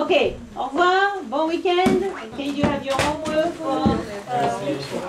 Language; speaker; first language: English; non-native, fluent; French